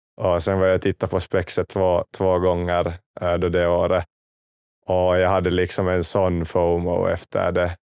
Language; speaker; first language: Swedish; native; Swedish